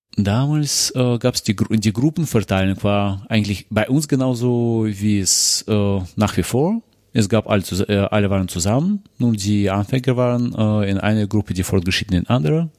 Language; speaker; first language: German; non-native, fluent; Russian